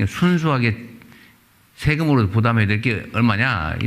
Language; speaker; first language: Korean; native; Korean